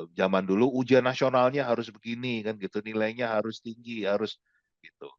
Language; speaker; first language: Indonesian; native; Indonesian